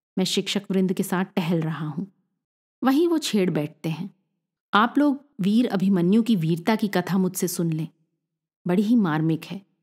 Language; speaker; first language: Hindi; native; Hindi